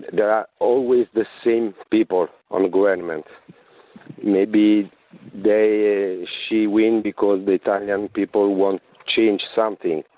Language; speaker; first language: English; non-native, learner; Italian